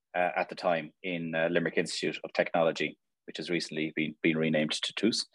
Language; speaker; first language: English; native; English